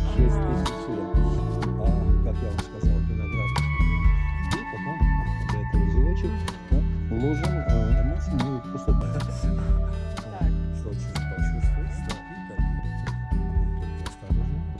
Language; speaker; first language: Russian; non-native, local second language; Georgian